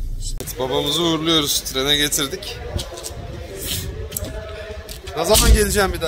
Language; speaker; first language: Turkish; native; Turkish